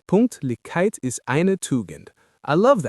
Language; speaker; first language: German; non-native, learner; English